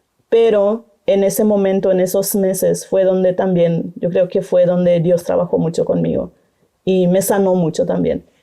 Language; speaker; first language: Spanish; non-native, local second language; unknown